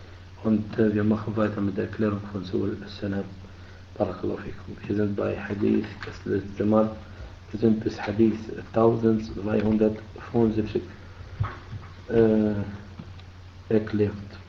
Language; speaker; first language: German; non-native, fluent; Arabic